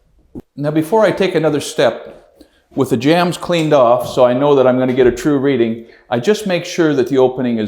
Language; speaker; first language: English; native; English